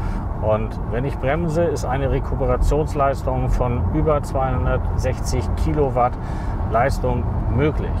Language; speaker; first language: German; native; German